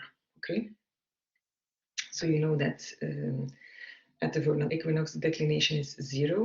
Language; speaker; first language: English; non-native, fluent; Dutch